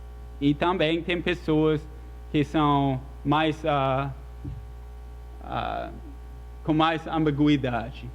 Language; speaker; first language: Portuguese; non-native, fluent; English